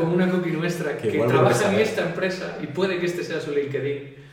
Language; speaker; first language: Spanish; native; Spanish